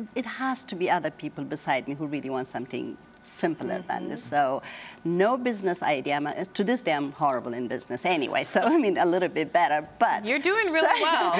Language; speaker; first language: English; non-native, fluent; Amharic